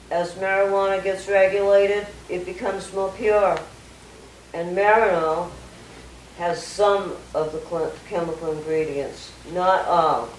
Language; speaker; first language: English; native; English